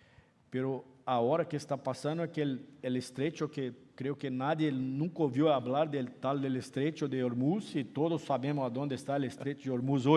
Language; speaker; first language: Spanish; non-native, fluent; Portuguese